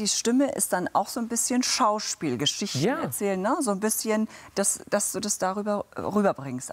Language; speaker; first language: German; native; German